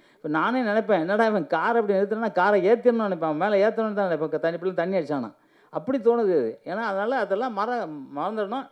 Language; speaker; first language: Tamil; native; Tamil